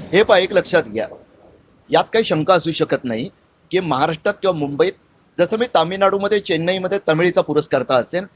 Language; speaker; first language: Marathi; native; Marathi